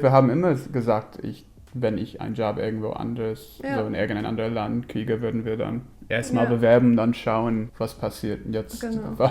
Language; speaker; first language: German; non-native, fluent; English